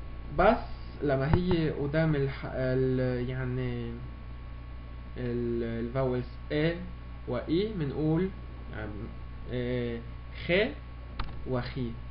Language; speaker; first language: Arabic; early bilingual, heritage; Arabic